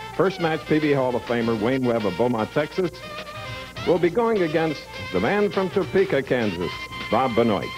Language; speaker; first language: English; native; English